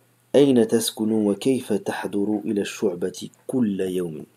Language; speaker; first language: Arabic; non-native, fluent; French